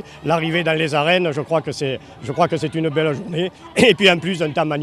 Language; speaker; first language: French; native; French